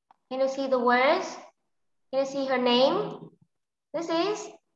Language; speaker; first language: English; non-native, fluent; Vietnamese